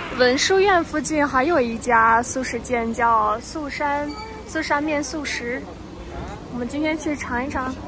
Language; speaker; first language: Chinese; non-native, fluent; Russian